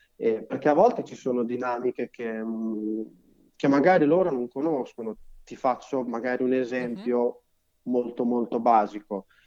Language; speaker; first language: Italian; native; Italian